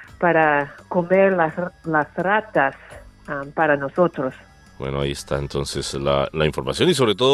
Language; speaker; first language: Spanish; non-native, learner; English